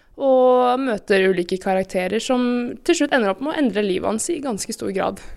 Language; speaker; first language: Norwegian; native; Norwegian